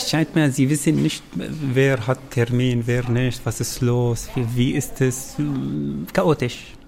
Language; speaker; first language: German; non-native, fluent; Arabic